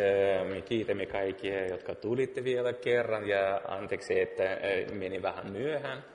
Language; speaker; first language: Finnish; non-native, learner; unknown